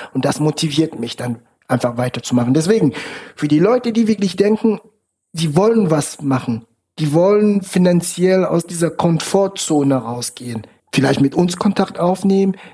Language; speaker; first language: German; non-native, fluent; French